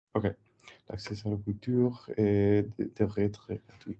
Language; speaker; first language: French; non-native, learner; English